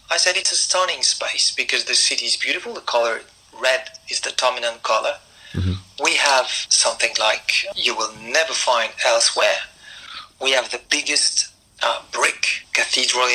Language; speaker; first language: English; non-native, fluent; French